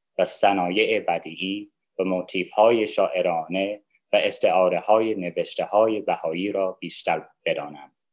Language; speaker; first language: Persian; non-native, fluent; English